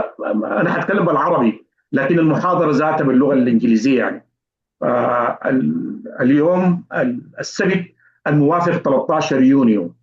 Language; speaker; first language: Arabic; native; Arabic